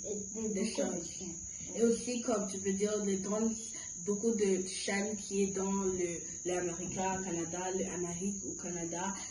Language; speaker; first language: French; early bilingual, other home language; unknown